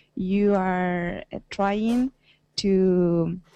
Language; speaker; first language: English; non-native, learner; Spanish